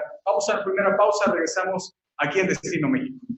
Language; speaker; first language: Spanish; native; Spanish